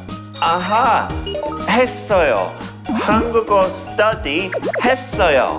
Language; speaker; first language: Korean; non-native, learner; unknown